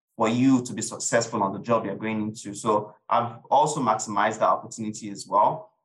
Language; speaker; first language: English; non-native, local second language; Yoruba